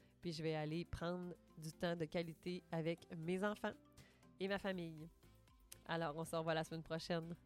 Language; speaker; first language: French; native; French